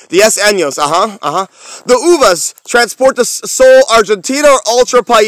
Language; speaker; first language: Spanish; non-native, learner; English